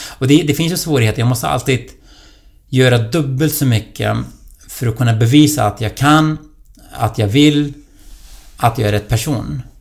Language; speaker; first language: Swedish; non-native, fluent; Kurdish